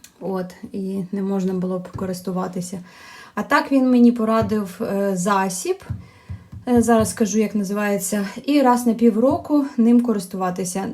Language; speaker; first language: Ukrainian; non-native, local second language; Russian